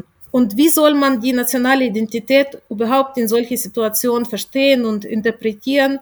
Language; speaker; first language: German; non-native, fluent; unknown